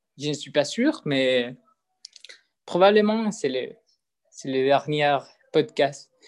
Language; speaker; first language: French; non-native, learner; Spanish